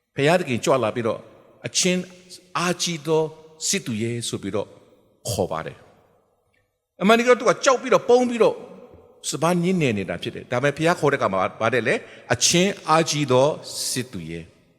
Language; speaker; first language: Burmese; non-native, local second language; Kachin